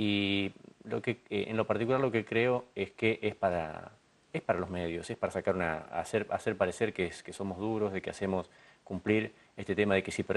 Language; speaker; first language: Spanish; native; Spanish